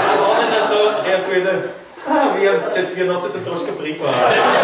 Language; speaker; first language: Slovak; non-native, learner; German